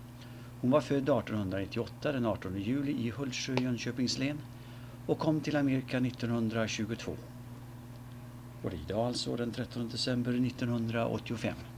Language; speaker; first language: Swedish; native; Swedish